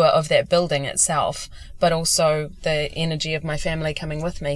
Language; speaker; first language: English; native; English